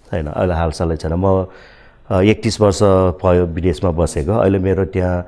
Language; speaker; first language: Nepali; non-native, local second language; Newari